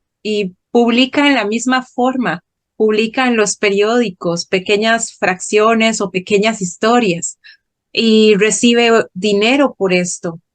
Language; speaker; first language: Spanish; non-native, fluent; Portuguese